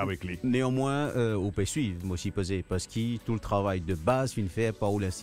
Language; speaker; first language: French; non-native, local second language; Morisyen